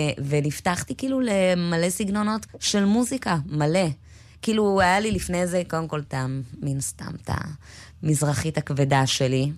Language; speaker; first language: Hebrew; native; Hebrew